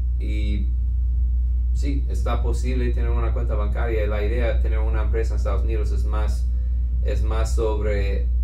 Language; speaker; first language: Spanish; non-native, fluent; English